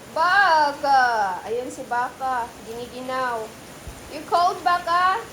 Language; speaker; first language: Filipino; native; Filipino